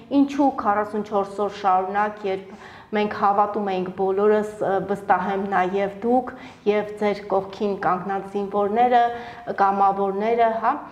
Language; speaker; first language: Armenian; native; Armenian